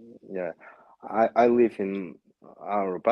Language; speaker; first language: English; non-native, learner; Yakut